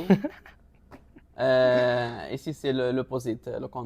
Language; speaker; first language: French; non-native, local second language; Arabic